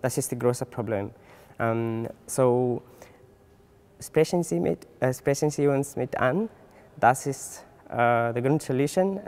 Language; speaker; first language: German; non-native, learner; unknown